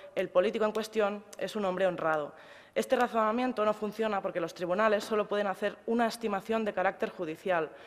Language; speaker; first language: Spanish; non-native, local second language; Catalan